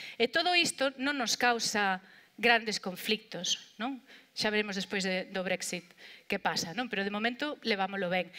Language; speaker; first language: Galician; non-native, local second language; Spanish